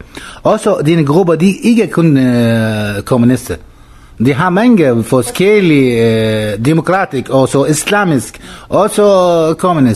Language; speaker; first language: Danish; non-native, learner; Arabic